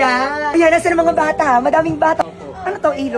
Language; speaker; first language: Filipino; native; Filipino